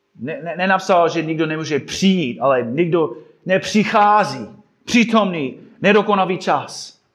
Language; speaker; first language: Czech; non-native, fluent; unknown